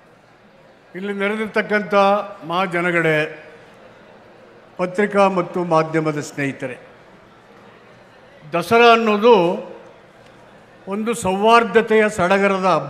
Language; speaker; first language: Kannada; native; Kannada